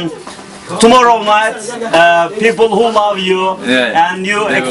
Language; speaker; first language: English; non-native, learner; Turkish